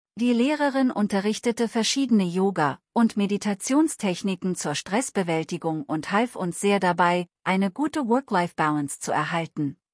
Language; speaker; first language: German; non-native, fluent; Telugu